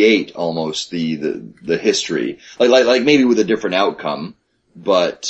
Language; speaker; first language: English; native; English